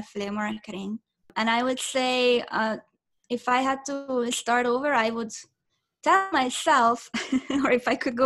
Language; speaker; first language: English; non-native, fluent; Hungarian